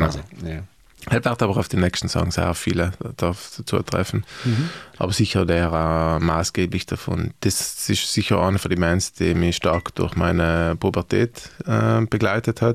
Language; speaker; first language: German; native; German